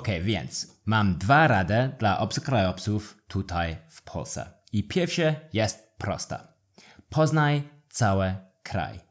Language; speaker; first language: Polish; non-native, learner; English